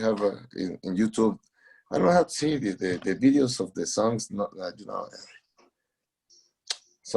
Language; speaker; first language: English; non-native, learner; Spanish